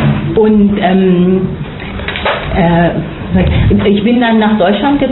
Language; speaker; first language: German; non-native, fluent; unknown